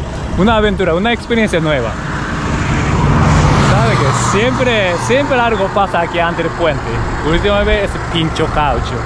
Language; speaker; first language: Spanish; non-native, learner; Japanese